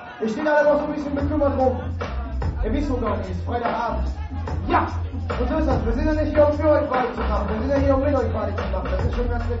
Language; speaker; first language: German; native; German